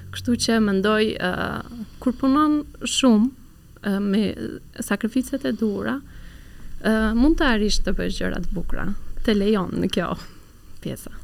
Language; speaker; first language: Albanian; early bilingual, heritage; Albanian